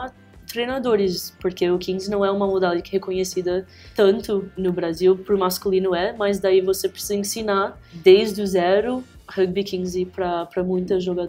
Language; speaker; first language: Portuguese; early bilingual, heritage; English